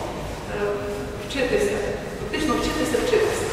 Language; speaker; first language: Ukrainian; native; Ukrainian